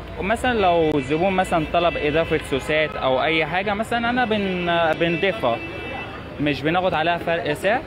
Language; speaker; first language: Egyptian Arabic; native; Egyptian Arabic